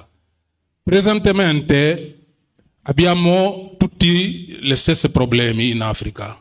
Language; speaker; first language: Italian; non-native, fluent; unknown